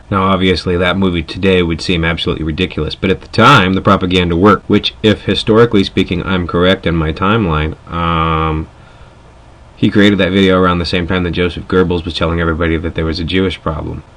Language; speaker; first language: English; native; English